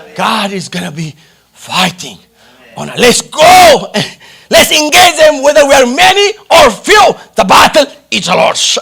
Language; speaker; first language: English; non-native, local second language; Amharic